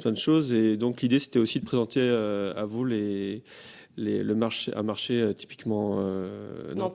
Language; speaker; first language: French; native; French